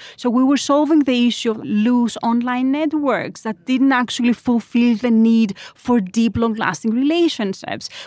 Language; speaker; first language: English; non-native, fluent; Greek